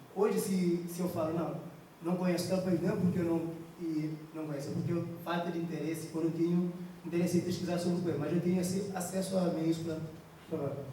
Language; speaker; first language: Portuguese; non-native, local second language; Kabuverdianu